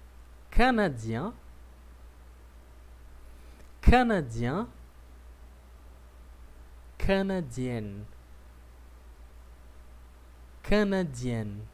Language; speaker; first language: French; non-native, learner; Portuguese